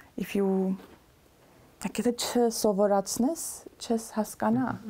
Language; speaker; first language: English; non-native, fluent; Armenian